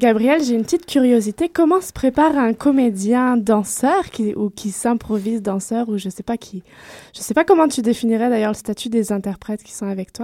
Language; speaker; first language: French; native; French